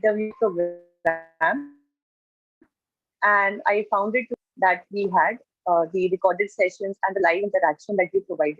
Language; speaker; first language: English; non-native, local second language; Hindi